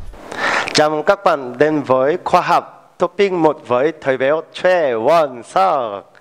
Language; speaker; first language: Vietnamese; non-native, fluent; Korean